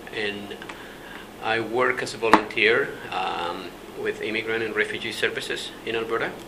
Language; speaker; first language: English; non-native, fluent; Spanish